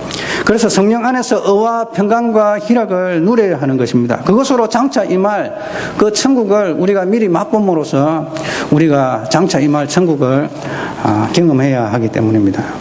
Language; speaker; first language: Korean; native; Korean